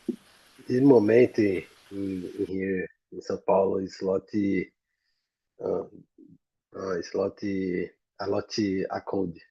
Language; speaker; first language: English; non-native, learner; Portuguese